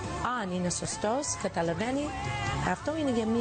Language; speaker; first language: Greek; early bilingual, heritage; English